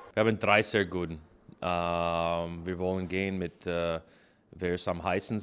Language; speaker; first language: German; non-native, learner; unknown